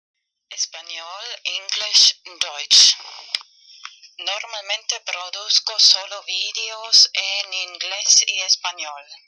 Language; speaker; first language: Spanish; non-native, fluent; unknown